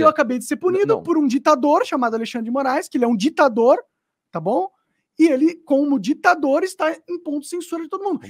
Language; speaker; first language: Portuguese; native; Portuguese